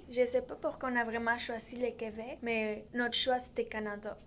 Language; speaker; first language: French; early bilingual, other home language; Spanish